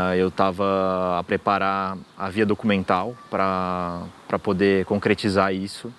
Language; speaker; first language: Portuguese; native; Portuguese